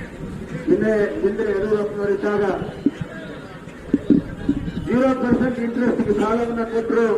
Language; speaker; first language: Kannada; native; Kannada